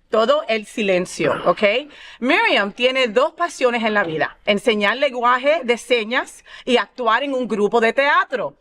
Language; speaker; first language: Spanish; early bilingual, other home language; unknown